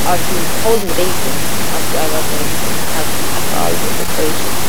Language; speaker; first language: English; native; English